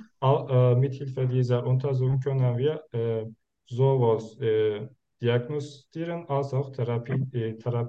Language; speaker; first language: German; non-native, learner; Turkish